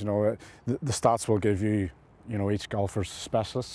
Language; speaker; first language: English; native; English